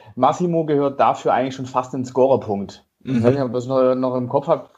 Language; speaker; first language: German; native; German